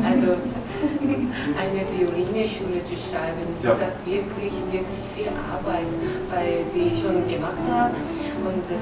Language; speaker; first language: German; non-native, fluent; Korean